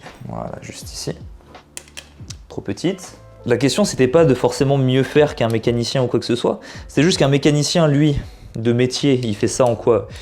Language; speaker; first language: French; native; French